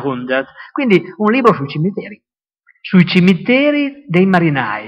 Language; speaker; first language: Italian; native; Italian